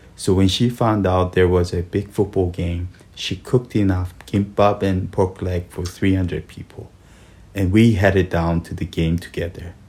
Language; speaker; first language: English; early bilingual, other home language; Korean